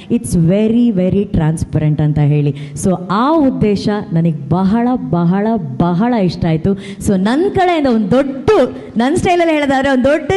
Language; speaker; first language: Kannada; native; Kannada